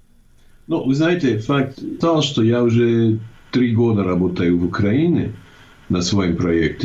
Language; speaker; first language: Russian; non-native, fluent; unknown